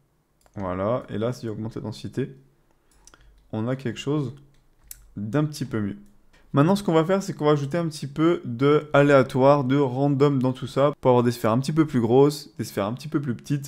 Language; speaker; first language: French; native; French